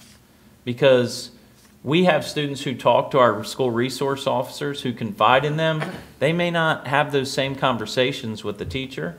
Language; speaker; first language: English; native; English